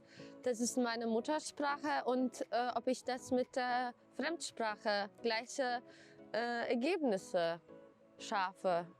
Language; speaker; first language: German; non-native, fluent; Polish